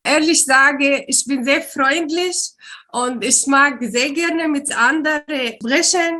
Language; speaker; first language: German; non-native, learner; Arabic